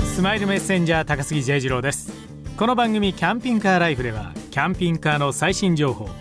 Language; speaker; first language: Japanese; native; Japanese